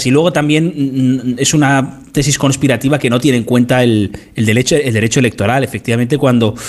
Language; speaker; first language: Spanish; native; Spanish